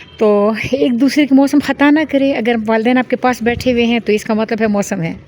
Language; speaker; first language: Urdu; non-native, local second language; Pashto